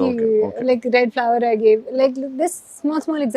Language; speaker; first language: Telugu; non-native, learner; Hindi